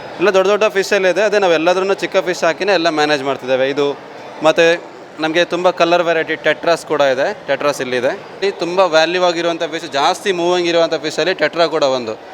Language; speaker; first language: Kannada; non-native, local second language; Tulu